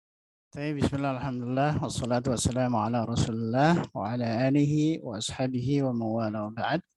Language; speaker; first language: Arabic; non-native, fluent; Indonesian